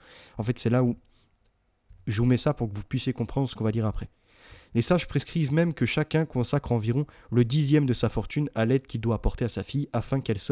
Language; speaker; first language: French; native; French